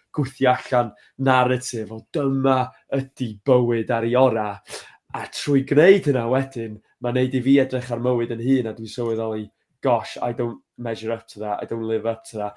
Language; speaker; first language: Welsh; native; Welsh